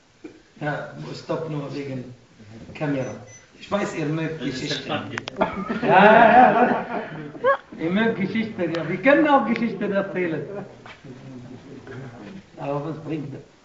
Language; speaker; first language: German; non-native, fluent; Arabic